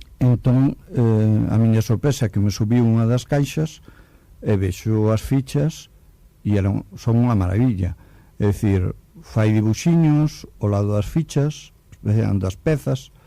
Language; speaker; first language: Galician; native; Galician